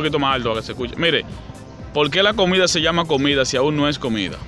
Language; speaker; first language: Spanish; native; Spanish